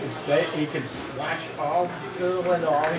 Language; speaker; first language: English; native; English